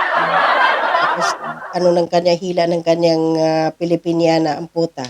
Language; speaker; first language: Filipino; non-native, local second language; Cebuano